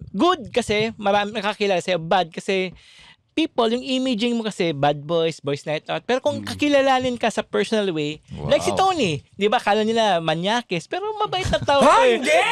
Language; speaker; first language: Filipino; non-native, local second language; Cebuano